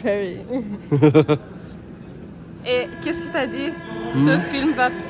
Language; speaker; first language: French; non-native, learner; Portuguese